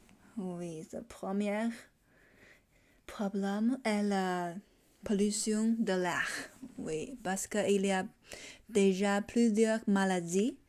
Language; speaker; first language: French; non-native, learner; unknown